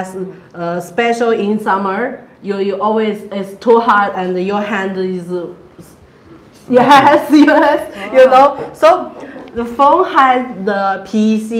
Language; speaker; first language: English; non-native, learner; Chinese